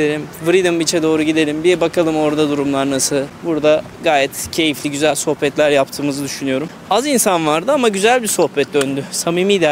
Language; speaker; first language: Turkish; native; Turkish